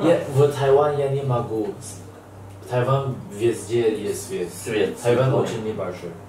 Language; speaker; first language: Russian; non-native, learner; Chinese